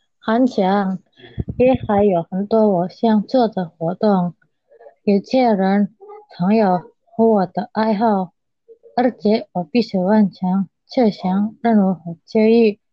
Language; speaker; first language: Chinese; non-native, learner; Indonesian